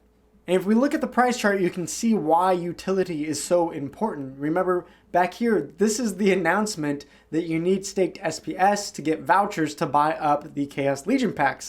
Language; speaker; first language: English; native; English